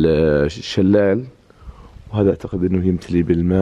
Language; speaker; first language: Arabic; native; Arabic